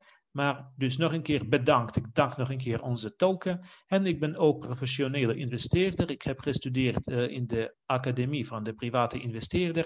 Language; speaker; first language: Dutch; non-native, fluent; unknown